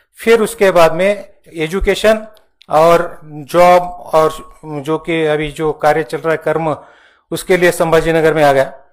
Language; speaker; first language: Hindi; non-native, local second language; Marathi